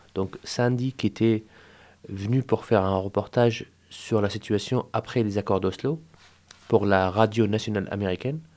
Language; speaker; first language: French; non-native, fluent; Arabic